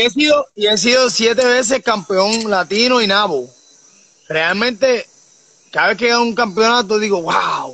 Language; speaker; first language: Spanish; native; Spanish